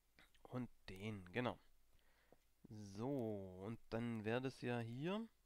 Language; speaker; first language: German; native; German